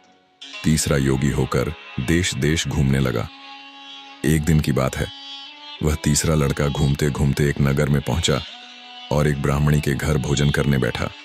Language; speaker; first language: Hindi; native; Hindi